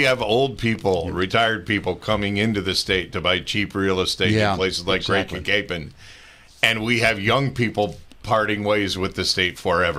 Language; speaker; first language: English; native; English